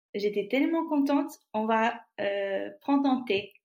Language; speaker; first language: French; non-native, fluent; Portuguese